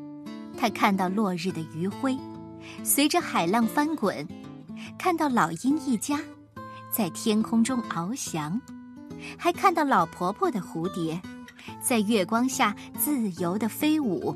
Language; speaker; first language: Chinese; native; Chinese